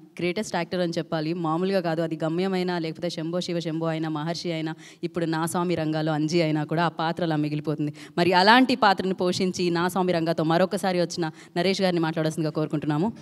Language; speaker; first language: Telugu; native; Telugu